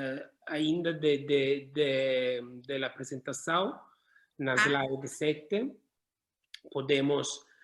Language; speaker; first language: Portuguese; non-native, learner; Italian